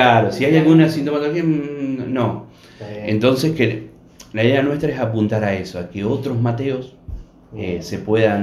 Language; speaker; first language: Spanish; native; Spanish